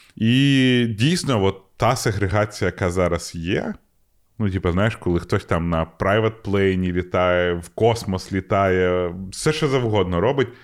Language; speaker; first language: Ukrainian; non-native, local second language; Russian